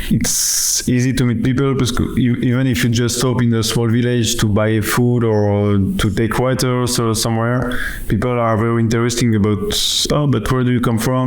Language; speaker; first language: English; non-native, fluent; French